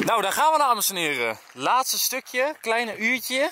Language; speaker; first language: Dutch; native; Dutch